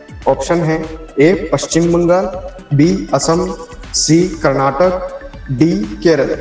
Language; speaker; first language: Hindi; native; Hindi